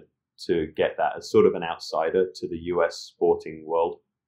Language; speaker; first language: English; native; English